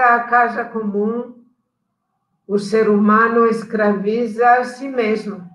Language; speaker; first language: Portuguese; non-native, fluent; Italian